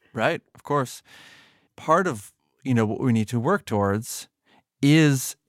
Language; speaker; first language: English; native; English